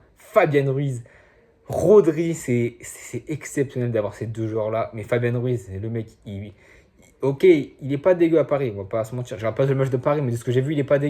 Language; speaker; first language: French; native; French